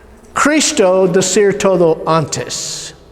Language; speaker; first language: Spanish; non-native, learner; English